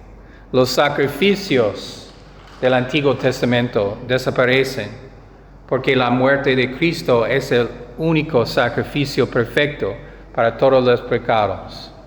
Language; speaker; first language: Spanish; non-native, fluent; English